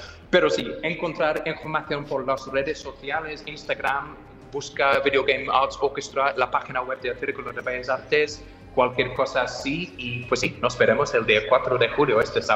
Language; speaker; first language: Spanish; non-native, fluent; English